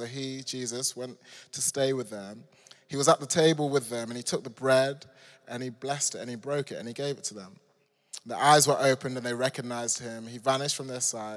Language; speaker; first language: English; native; English